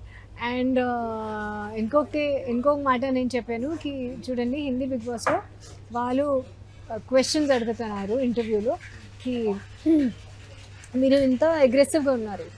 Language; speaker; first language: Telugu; non-native, learner; Hindi